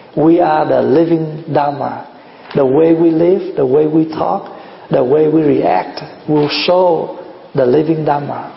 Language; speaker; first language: English; non-native, fluent; Vietnamese